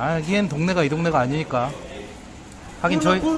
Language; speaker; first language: Korean; native; Korean